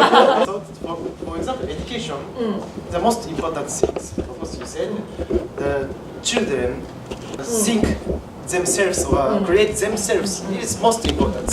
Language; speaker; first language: English; non-native, learner; Japanese